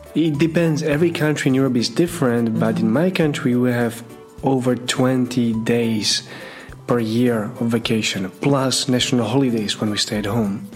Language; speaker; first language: English; non-native, fluent; Slovak